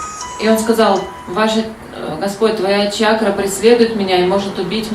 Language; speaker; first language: Russian; native; Russian